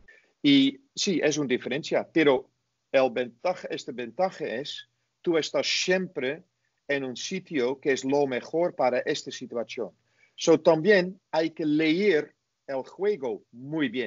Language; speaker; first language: Spanish; non-native, fluent; Dutch